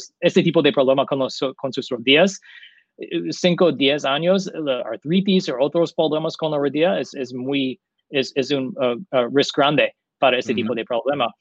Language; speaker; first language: Spanish; non-native, learner; English